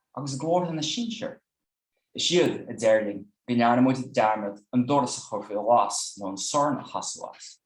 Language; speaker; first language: Irish; non-native, fluent; Dutch